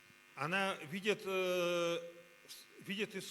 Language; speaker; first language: Russian; native; Russian